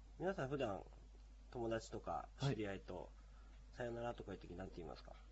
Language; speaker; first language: Japanese; native; Japanese